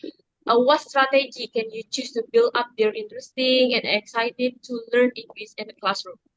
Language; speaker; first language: English; non-native, learner; Indonesian